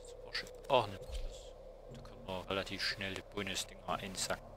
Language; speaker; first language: German; native; German